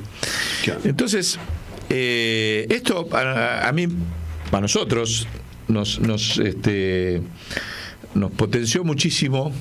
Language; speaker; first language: Spanish; native; Spanish